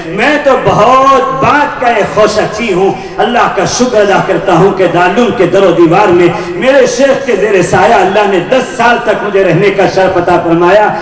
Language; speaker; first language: Urdu; non-native, local second language; Tamil